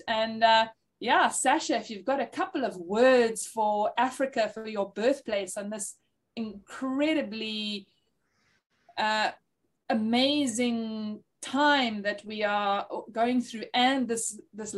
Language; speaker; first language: English; native; English